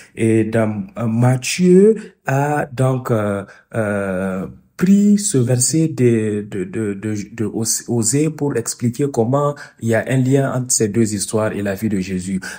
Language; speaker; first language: French; non-native, fluent; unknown